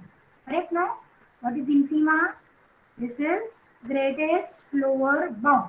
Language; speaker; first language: English; non-native, local second language; Marathi